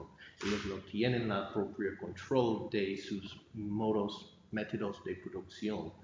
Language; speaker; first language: Spanish; non-native, fluent; English